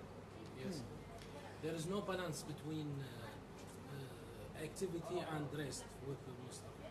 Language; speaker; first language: English; non-native, learner; Arabic